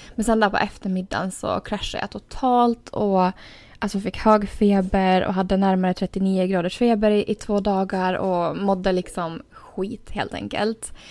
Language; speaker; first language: Swedish; native; Swedish